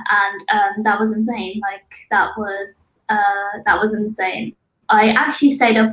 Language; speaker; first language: English; native; English